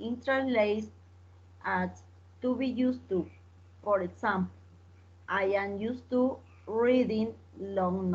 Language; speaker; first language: English; non-native, learner; Spanish